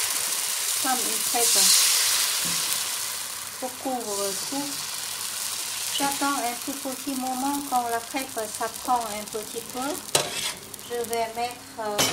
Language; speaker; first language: French; non-native, fluent; Vietnamese